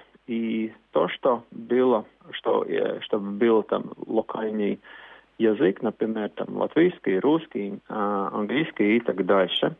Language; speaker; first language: Russian; non-native, local second language; Latvian